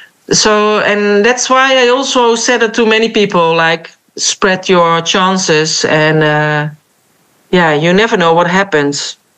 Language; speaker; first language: English; non-native, fluent; Dutch